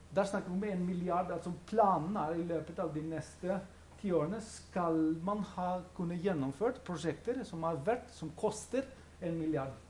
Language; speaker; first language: Norwegian; non-native, fluent; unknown